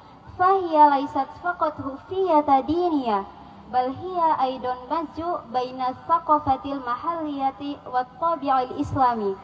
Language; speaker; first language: Arabic; non-native, learner; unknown